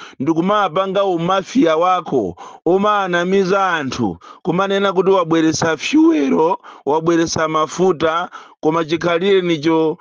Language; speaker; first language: Nyanja; native; Nyanja